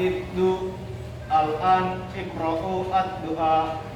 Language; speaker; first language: Arabic; non-native, learner; Indonesian